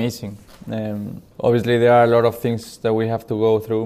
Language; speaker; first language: English; non-native, fluent; Spanish